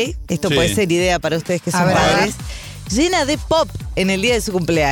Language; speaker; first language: Spanish; native; Spanish